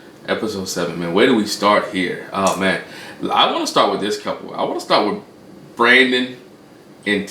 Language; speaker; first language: English; native; English